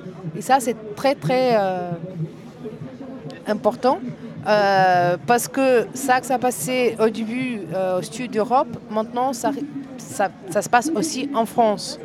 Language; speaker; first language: French; non-native, fluent; Portuguese